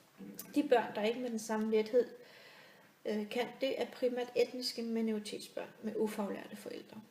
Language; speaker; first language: Danish; native; Danish